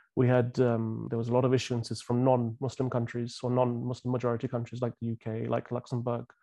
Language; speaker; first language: English; native; English